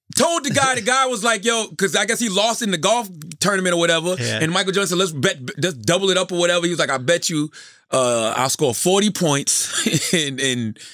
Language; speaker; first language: English; native; English